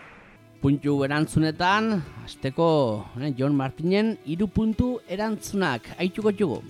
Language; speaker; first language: Basque; native; Basque